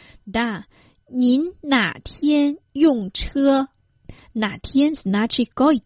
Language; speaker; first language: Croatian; non-native, fluent; Chinese